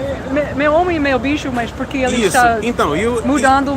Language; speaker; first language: Portuguese; non-native, learner; English